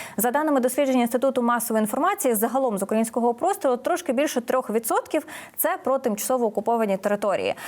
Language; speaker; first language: Ukrainian; native; Ukrainian